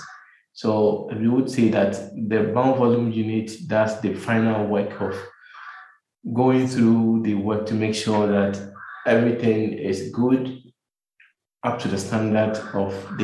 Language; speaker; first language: English; non-native, local second language; Akan